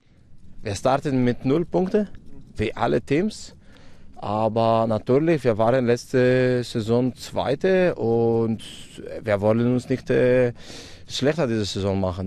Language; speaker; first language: German; non-native, fluent; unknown